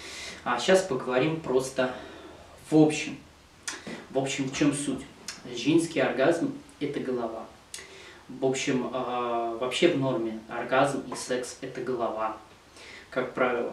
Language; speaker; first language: Russian; native; Russian